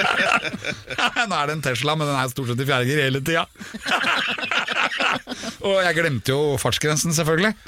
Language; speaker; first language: Norwegian; native; Norwegian